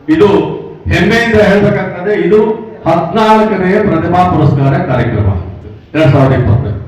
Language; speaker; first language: Kannada; native; Kannada